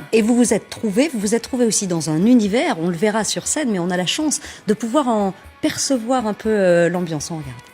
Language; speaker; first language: French; native; French